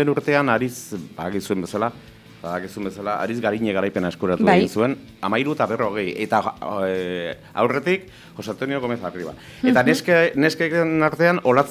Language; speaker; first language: Basque; native; Basque